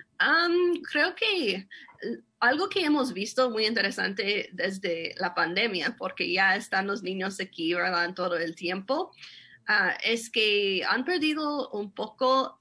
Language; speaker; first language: Spanish; non-native, fluent; English